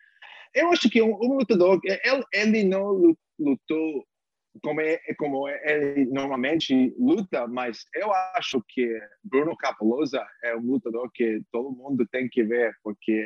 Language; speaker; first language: Portuguese; non-native, fluent; English